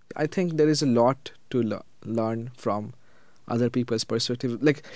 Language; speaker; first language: English; non-native, fluent; Japanese